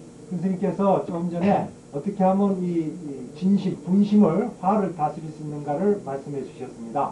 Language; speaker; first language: Korean; native; Korean